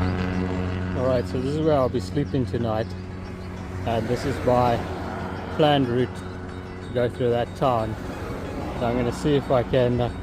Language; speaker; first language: English; native; English